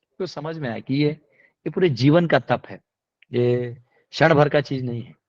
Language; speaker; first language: Hindi; non-native, local second language; Marathi